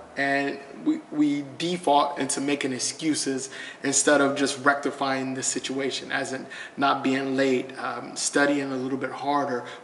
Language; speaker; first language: English; native; English